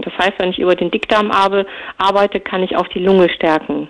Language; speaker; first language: German; native; German